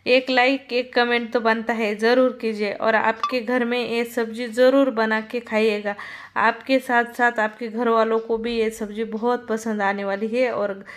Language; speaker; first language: Hindi; non-native, local second language; Marathi